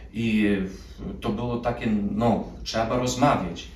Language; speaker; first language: Polish; early bilingual, other home language; Ukrainian